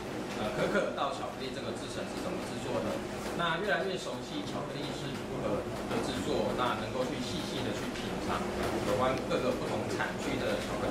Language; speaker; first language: Chinese; native; Chinese